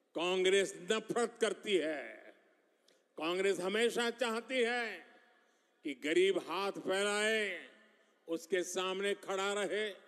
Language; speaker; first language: Hindi; non-native, local second language; Gujarati